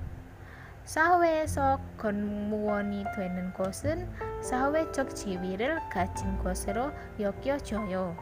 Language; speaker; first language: Korean; non-native, learner; Indonesian